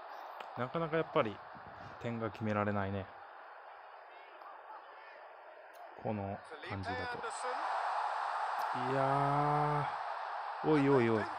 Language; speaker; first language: Japanese; native; Japanese